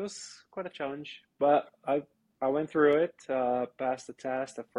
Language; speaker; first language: English; non-native, fluent; Portuguese